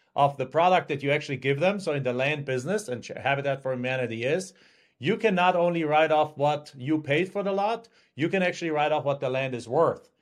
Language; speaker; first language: English; non-native, fluent; German